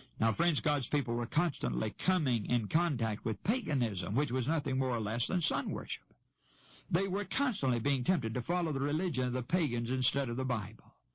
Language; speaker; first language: English; native; English